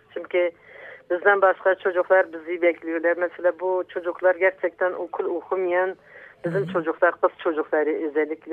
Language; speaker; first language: Turkish; non-native, local second language; Kurdish